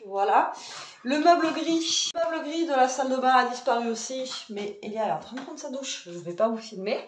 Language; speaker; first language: French; native; French